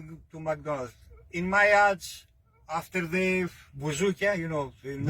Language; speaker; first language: English; non-native, learner; Greek